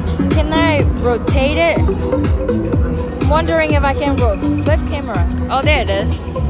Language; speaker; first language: English; non-native, fluent; Vietnamese